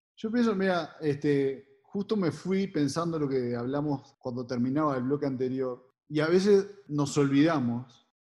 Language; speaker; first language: Spanish; native; Spanish